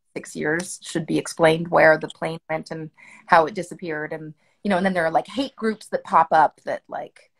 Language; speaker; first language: English; early bilingual, other home language; French